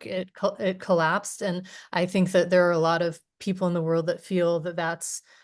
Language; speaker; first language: English; native; English